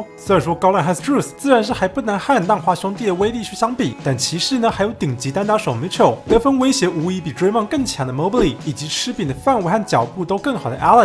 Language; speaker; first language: Chinese; native; Chinese